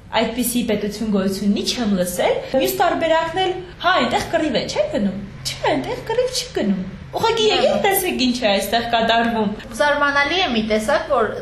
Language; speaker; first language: Armenian; native; Armenian